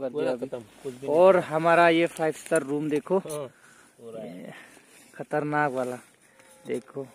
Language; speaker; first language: Hindi; non-native, local second language; Assamese